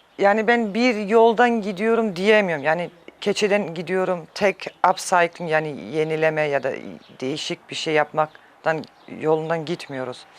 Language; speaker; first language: Turkish; early bilingual, heritage; Turkish